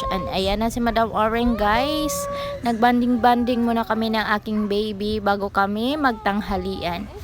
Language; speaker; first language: Filipino; native; Filipino